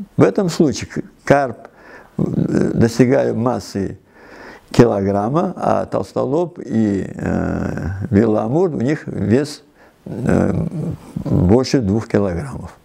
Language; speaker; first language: Russian; non-native, local second language; Uzbek